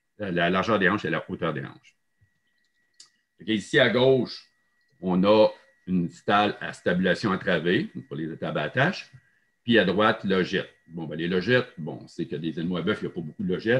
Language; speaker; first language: French; native; French